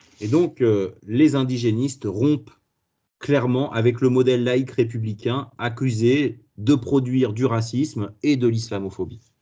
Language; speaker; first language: French; native; French